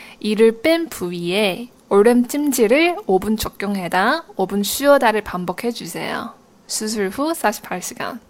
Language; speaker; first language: Korean; non-native, fluent; Chinese